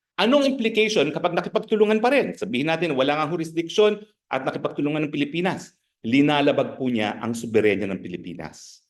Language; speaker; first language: Filipino; native; Filipino